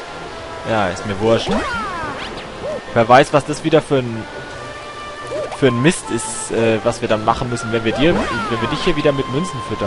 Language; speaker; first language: German; native; German